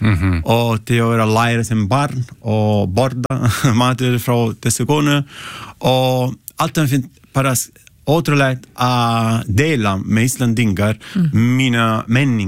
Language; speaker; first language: Icelandic; non-native, learner; Italian